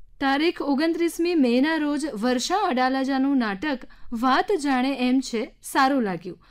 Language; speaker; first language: Gujarati; native; Gujarati